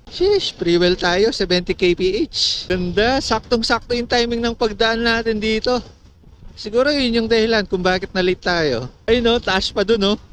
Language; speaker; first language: Filipino; non-native, local second language; Pampanga